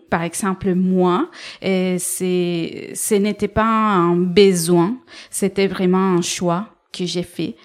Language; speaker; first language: French; non-native, fluent; Spanish